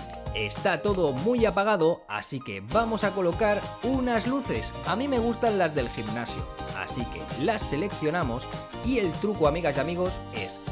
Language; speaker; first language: Spanish; native; Spanish